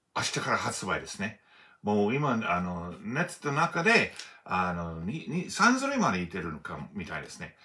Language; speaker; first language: Japanese; non-native, learner; English